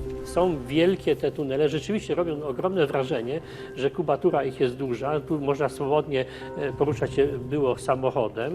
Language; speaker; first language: Polish; native; Polish